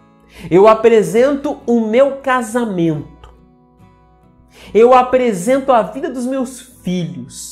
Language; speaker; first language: Portuguese; native; Portuguese